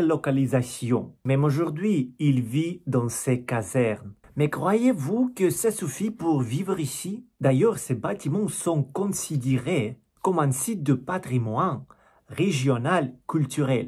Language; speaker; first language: French; non-native, learner; Russian